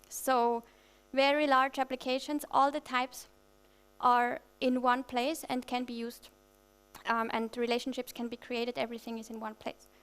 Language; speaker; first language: English; non-native, fluent; German